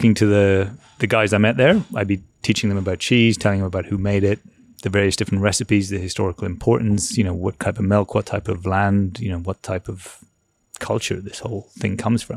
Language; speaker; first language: English; native; English